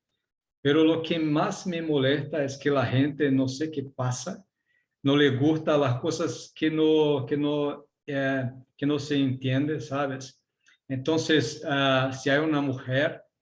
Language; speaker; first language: Spanish; non-native, learner; Portuguese